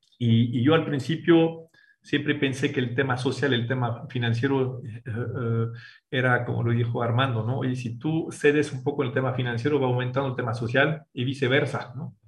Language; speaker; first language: Spanish; non-native, fluent; French